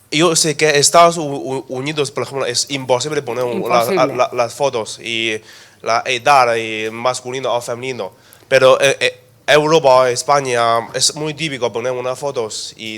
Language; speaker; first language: Spanish; non-native, learner; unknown